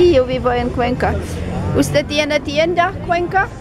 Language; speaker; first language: Spanish; non-native, learner; Czech